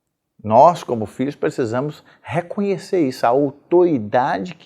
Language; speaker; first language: Portuguese; native; Portuguese